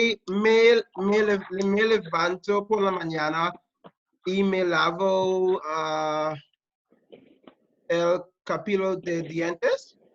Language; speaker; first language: Spanish; non-native, learner; English